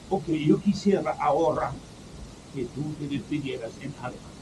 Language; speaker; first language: Spanish; native; Spanish